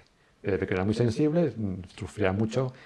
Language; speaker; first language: Spanish; native; Spanish